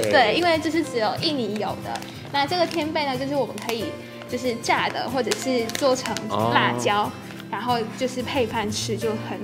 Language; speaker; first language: Chinese; non-native, fluent; Indonesian